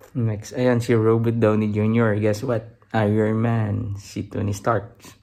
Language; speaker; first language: Filipino; non-native, local second language; Hiligaynon